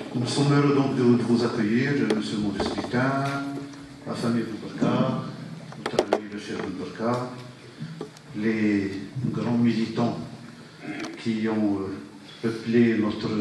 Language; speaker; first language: French; non-native, local second language; Arabic